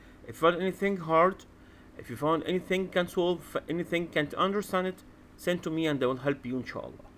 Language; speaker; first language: English; non-native, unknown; Arabic